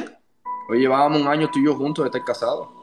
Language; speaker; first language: Spanish; native; Spanish